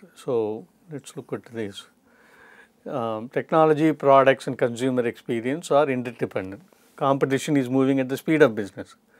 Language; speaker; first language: English; non-native, local second language; Tamil